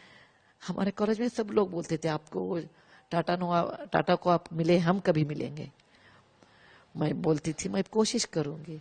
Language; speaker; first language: Hindi; non-native, local second language; Kannada